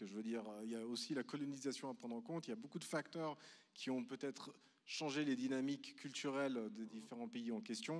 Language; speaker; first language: French; native; French